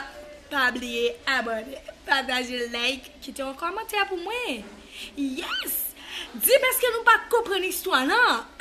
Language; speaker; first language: French; non-native, learner; Haitian Creole